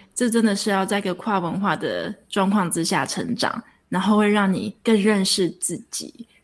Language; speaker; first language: Chinese; native; Chinese